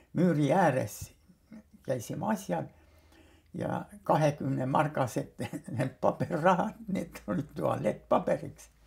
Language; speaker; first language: Estonian; native; Estonian